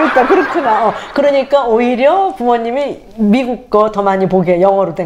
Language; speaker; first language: Korean; native; Korean